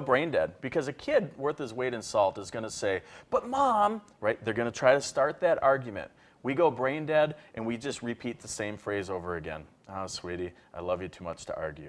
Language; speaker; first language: English; native; English